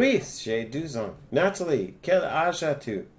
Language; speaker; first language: French; non-native, learner; English